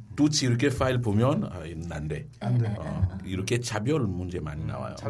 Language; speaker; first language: Korean; non-native, learner; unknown